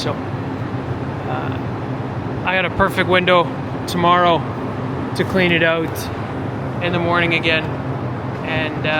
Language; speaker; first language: English; native; English